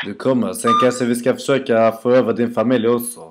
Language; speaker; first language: Swedish; native; Swedish